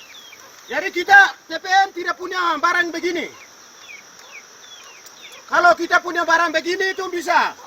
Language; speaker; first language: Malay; non-native, local second language; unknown